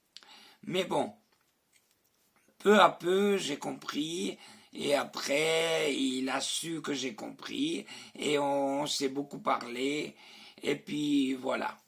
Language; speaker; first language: French; non-native, fluent; Spanish